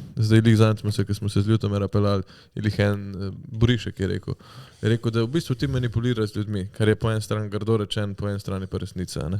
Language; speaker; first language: Slovenian; early bilingual, other home language; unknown